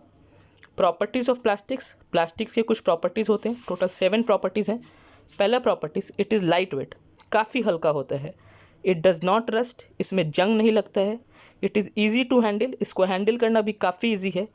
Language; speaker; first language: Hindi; native; Hindi